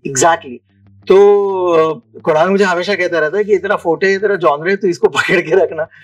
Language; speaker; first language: Hindi; non-native, local second language; Gujarati